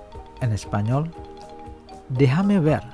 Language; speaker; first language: Spanish; non-native, fluent; Indonesian